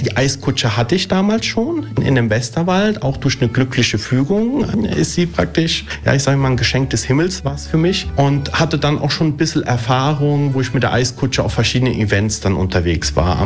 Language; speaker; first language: German; early bilingual, other home language; Italian